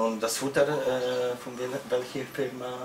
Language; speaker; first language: German; non-native, learner; Polish